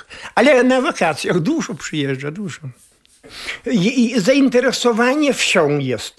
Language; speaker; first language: Polish; non-native, local second language; Belarusian